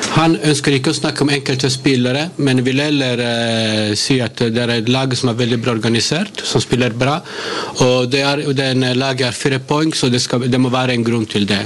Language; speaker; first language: Norwegian; non-native, learner; Italian